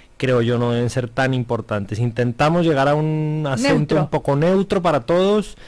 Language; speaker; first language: Spanish; native; Spanish